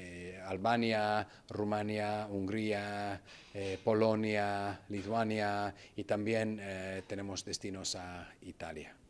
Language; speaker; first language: Spanish; non-native, fluent; Hungarian